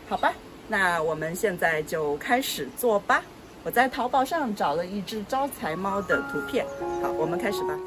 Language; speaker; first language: Chinese; non-native, local second language; Yao